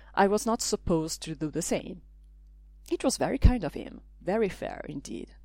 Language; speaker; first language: English; non-native, fluent; Italian